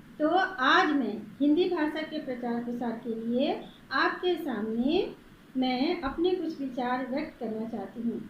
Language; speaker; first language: Hindi; native; Hindi